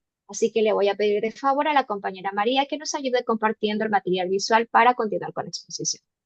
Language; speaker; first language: Spanish; native; Spanish